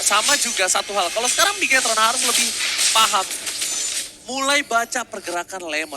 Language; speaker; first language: Indonesian; native; Indonesian